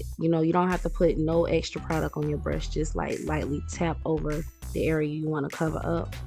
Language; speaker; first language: English; native; English